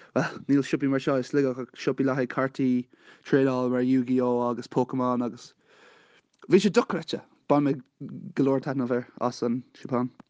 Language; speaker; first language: Irish; non-native, local second language; English